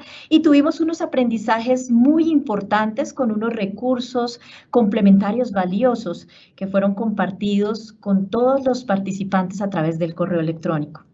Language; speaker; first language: Spanish; native; Spanish